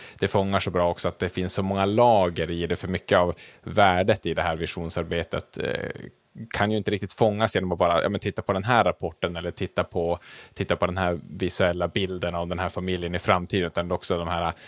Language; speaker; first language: Swedish; native; Swedish